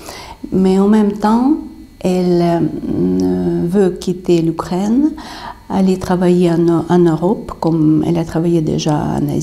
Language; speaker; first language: French; non-native, fluent; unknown